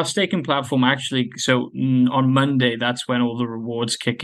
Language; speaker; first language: English; native; English